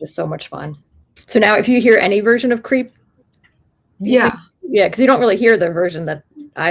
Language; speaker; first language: English; native; English